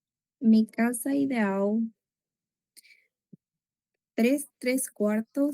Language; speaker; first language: Spanish; non-native, learner; Portuguese